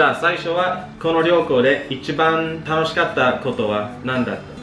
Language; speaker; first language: Japanese; non-native, fluent; English